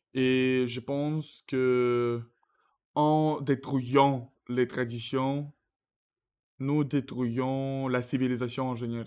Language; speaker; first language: French; non-native, learner; Russian